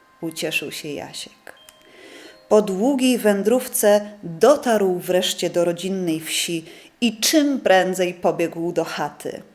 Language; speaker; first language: Polish; native; Polish